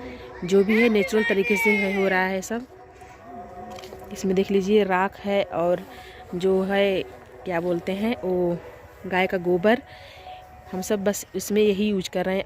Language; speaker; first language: Hindi; non-native, local second language; Bhojpuri